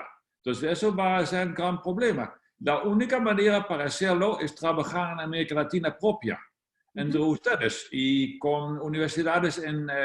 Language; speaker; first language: Spanish; non-native, fluent; Dutch